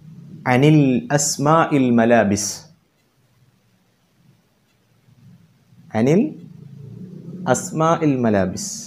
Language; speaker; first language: Arabic; non-native, fluent; Malayalam